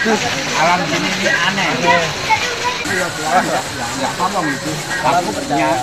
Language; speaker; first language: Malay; non-native, local second language; Javanese